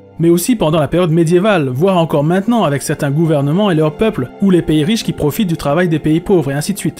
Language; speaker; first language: French; native; French